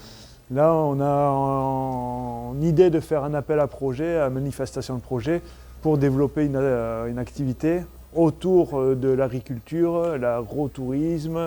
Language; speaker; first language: French; native; French